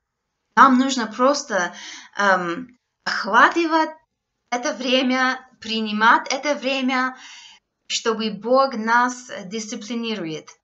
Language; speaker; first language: Russian; non-native, fluent; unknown